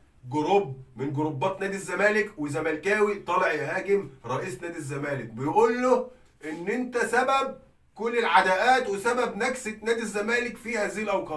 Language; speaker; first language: Arabic; native; Arabic